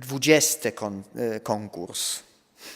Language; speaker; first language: Polish; non-native, fluent; Italian